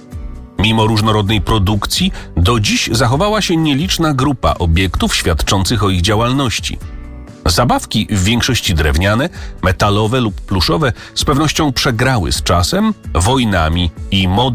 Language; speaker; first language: Polish; native; Polish